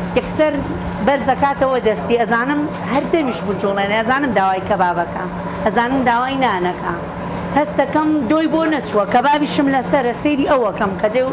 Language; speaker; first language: Central Kurdish; non-native, local second language; Gurani